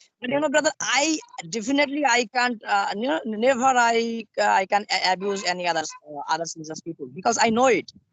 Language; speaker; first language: English; non-native, learner; Bangla